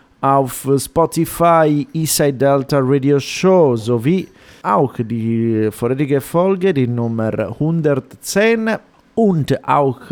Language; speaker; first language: German; non-native, fluent; Italian